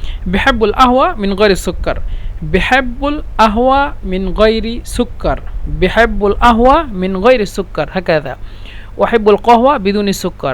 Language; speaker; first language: Arabic; non-native, fluent; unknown